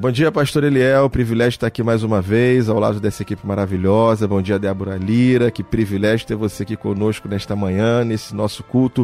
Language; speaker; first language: Portuguese; native; Portuguese